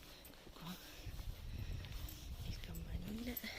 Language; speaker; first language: Italian; native; Italian